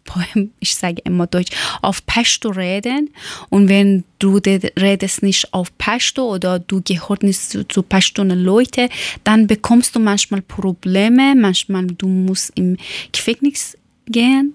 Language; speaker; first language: German; non-native, fluent; Persian